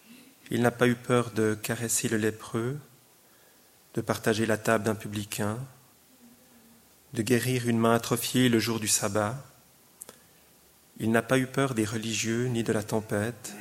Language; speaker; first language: French; native; French